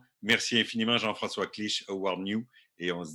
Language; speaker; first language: French; native; French